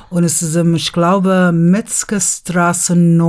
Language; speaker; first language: German; non-native, learner; English